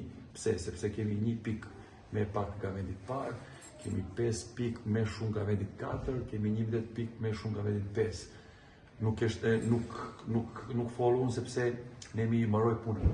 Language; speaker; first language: Albanian; non-native, fluent; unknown